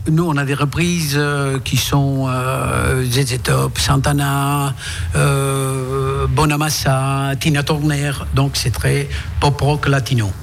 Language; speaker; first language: French; non-native, fluent; Italian